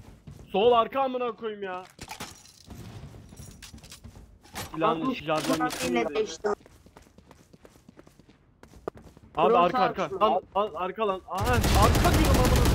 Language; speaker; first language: Turkish; native; Turkish